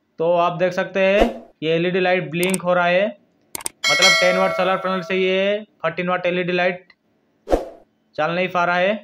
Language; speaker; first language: Hindi; native; Hindi